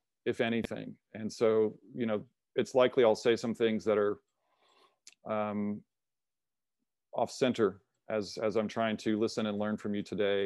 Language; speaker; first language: English; native; English